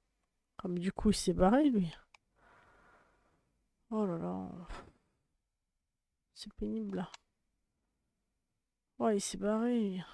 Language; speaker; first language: French; native; French